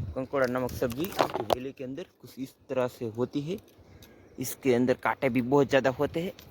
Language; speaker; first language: Hindi; non-native, local second language; Gujarati